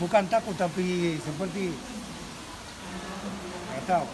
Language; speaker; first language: Indonesian; non-native, fluent; Spanish